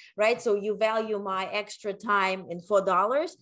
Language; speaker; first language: English; non-native, fluent; Ukrainian